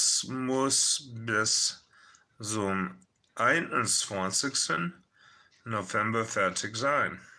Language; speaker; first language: German; non-native, fluent; English